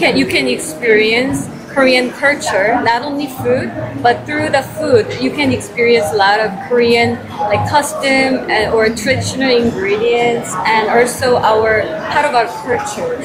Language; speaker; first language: English; non-native, fluent; Korean